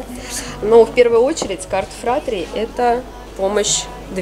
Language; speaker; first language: Russian; native; Russian